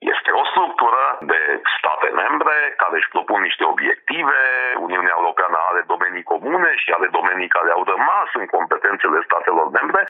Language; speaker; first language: Romanian; non-native, local second language; Hungarian